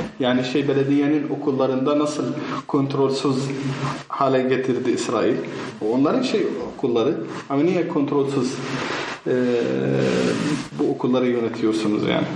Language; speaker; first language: Turkish; non-native, fluent; Arabic